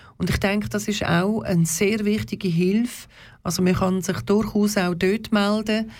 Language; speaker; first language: German; early bilingual, other home language; Turkish